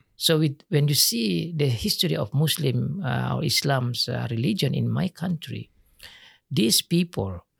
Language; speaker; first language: English; non-native, learner; Indonesian